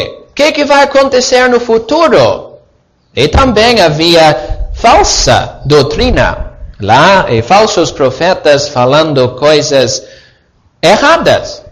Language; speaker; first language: Portuguese; non-native, fluent; English